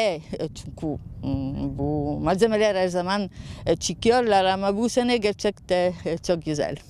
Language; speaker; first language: Turkish; non-native, learner; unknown